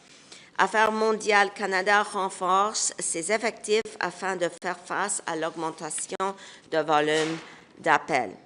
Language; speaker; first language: French; non-native, fluent; English